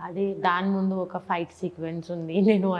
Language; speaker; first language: Telugu; non-native, fluent; Bangla